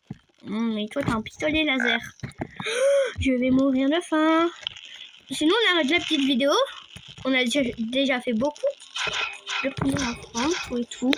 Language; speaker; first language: French; native; French